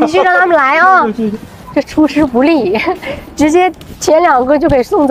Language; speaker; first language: Chinese; native; Chinese